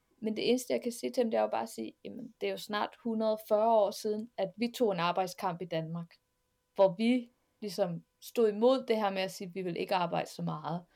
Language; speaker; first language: Danish; native; Danish